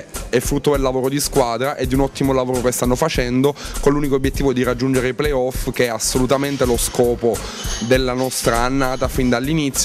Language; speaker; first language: Italian; native; Italian